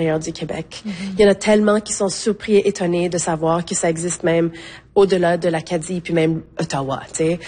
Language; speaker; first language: French; native; French